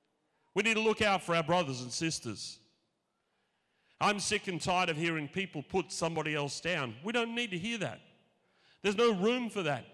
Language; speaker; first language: English; native; English